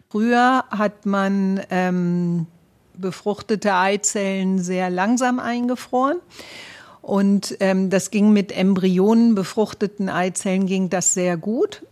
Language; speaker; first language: German; native; German